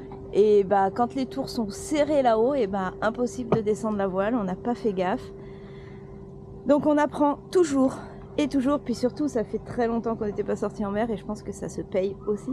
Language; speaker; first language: French; native; French